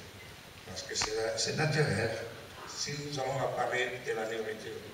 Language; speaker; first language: French; non-native, learner; Italian